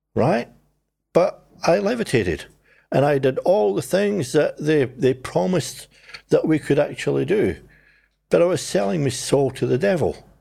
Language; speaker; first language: English; native; English